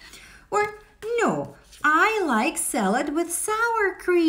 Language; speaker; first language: English; non-native, fluent; Russian